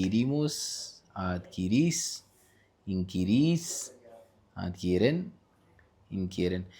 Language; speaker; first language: Spanish; non-native, learner; Hindi